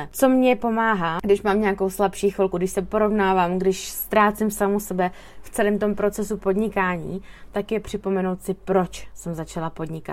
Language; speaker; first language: Czech; native; Czech